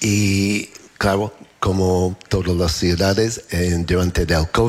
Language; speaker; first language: Spanish; non-native, learner; English